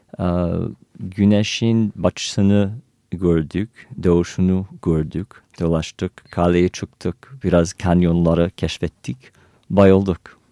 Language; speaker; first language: Turkish; non-native, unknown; English